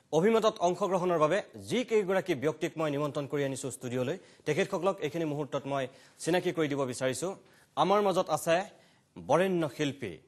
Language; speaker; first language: Assamese; native; Assamese